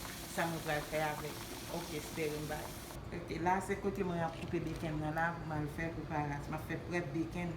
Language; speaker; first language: French; non-native, local second language; Haitian Creole